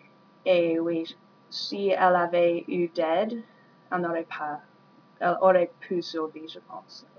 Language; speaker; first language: French; non-native, learner; English